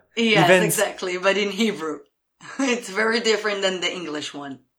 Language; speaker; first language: English; non-native, fluent; Hebrew